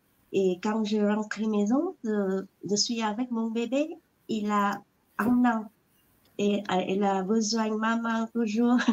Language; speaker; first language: French; non-native, learner; Vietnamese